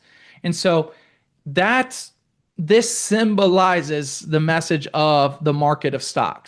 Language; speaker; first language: English; native; English